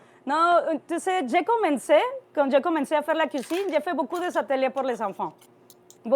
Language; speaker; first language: French; non-native, learner; Spanish